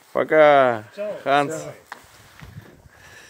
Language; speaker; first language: Russian; non-native, learner; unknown